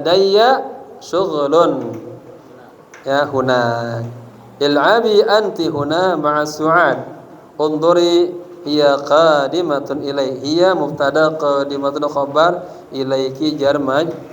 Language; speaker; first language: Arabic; non-native, fluent; Indonesian